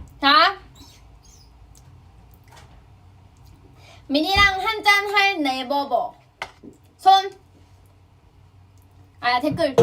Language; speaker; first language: Korean; non-native, fluent; Thai